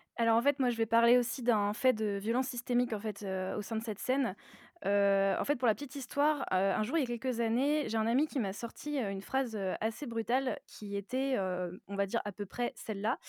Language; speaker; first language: French; native; French